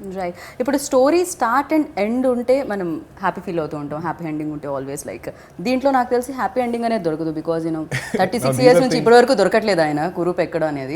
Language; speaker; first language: Telugu; native; Telugu